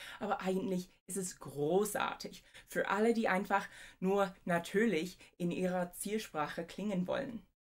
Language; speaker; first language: German; non-native, fluent; English